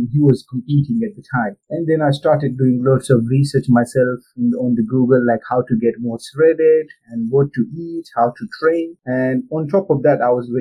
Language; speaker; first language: English; non-native, local second language; Gujarati